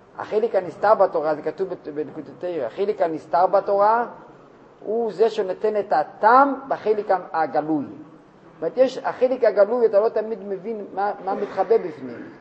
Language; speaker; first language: Hebrew; non-native, fluent; Russian